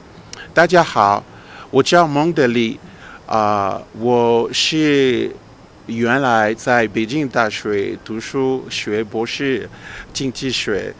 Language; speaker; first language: Chinese; non-native, fluent; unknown